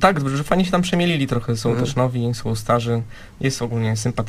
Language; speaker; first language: Polish; native; Polish